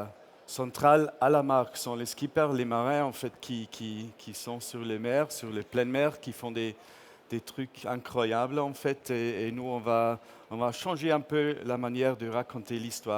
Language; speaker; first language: French; non-native, fluent; English